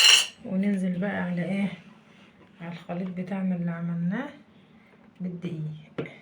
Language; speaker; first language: Arabic; native; Arabic